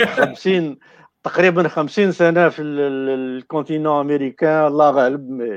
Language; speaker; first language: Arabic; early bilingual, other home language; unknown